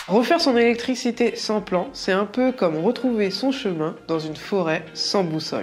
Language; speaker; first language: French; native; French